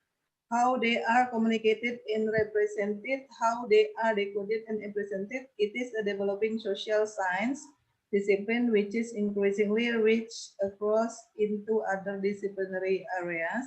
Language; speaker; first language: English; non-native, learner; Indonesian